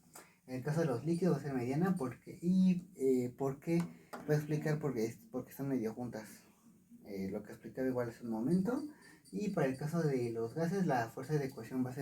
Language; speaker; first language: Spanish; native; Spanish